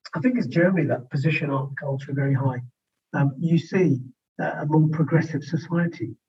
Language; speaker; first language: English; native; English